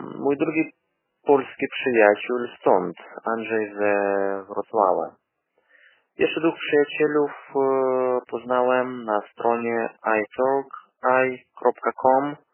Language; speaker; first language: Polish; non-native, learner; Russian